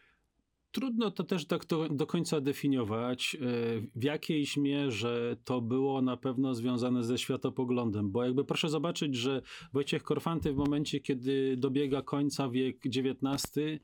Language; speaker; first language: Polish; native; Polish